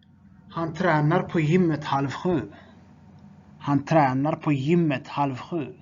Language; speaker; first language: Swedish; non-native, fluent; Tigrinya